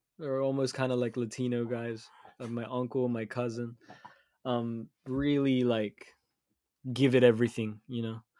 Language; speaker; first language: English; early bilingual, other home language; Filipino